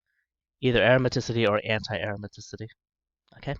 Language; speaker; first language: English; native; English